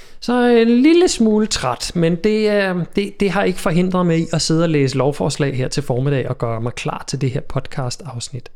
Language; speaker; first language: Danish; native; Danish